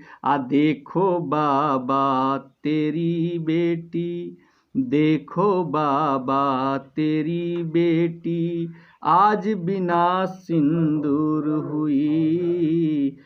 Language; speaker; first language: Hindi; native; Hindi